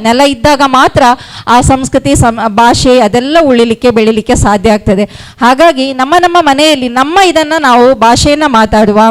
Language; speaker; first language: Kannada; non-native, local second language; Tulu